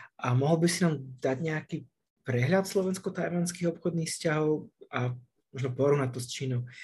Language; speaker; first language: Slovak; native; Slovak